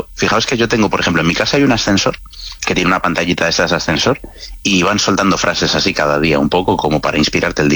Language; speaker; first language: Spanish; native; Spanish